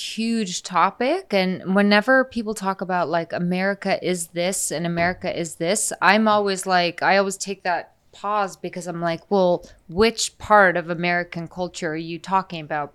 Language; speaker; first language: English; early bilingual, other home language; Icelandic